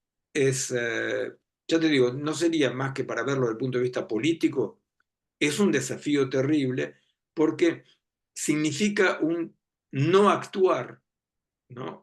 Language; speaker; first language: Spanish; native; Spanish